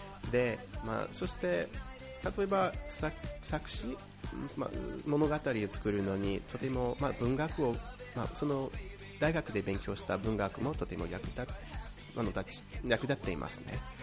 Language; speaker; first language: Japanese; non-native, fluent; English